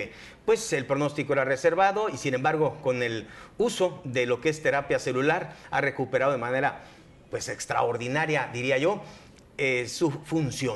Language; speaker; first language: Spanish; native; Spanish